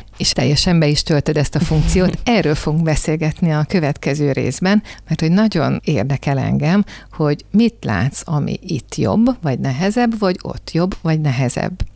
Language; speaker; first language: Hungarian; native; Hungarian